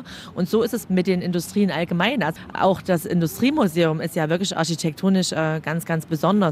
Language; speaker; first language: German; native; German